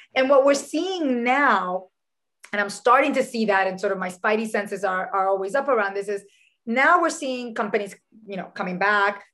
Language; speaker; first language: English; early bilingual, other home language; Spanish